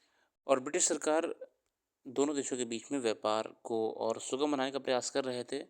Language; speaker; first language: Hindi; native; Hindi